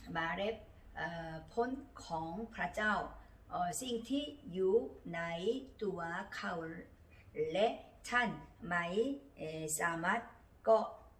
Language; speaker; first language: Thai; non-native, learner; Korean